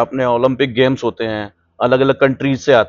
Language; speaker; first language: Hindi; native; Hindi